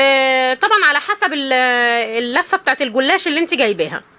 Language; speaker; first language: Arabic; native; Arabic